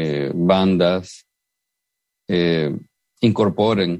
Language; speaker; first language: Spanish; native; Spanish